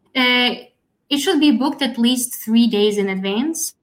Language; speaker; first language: English; non-native, fluent; Russian